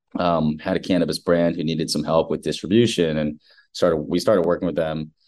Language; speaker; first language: English; native; English